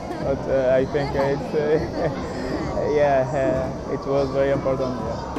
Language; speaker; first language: English; non-native, learner; French